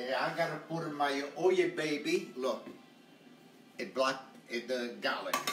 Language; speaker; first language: English; non-native, local second language; Italian